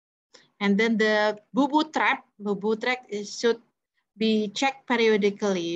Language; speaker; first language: English; non-native, fluent; Indonesian